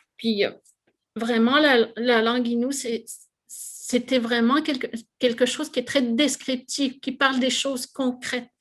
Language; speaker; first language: French; non-native, local second language; Innu-aimun